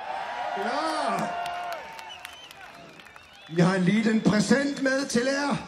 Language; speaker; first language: Swedish; non-native, learner; Danish